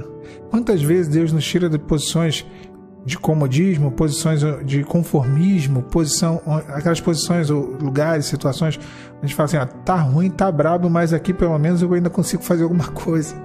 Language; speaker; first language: Portuguese; native; Portuguese